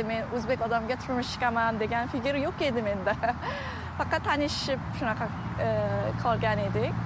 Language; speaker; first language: Uzbek; non-native, fluent; Korean